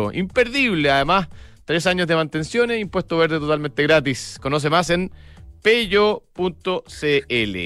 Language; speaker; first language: Spanish; native; Spanish